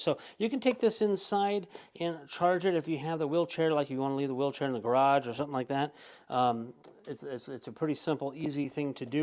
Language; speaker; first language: English; native; English